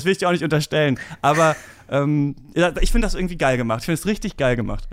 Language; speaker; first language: German; native; German